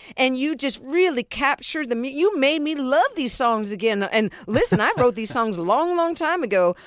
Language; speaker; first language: English; native; English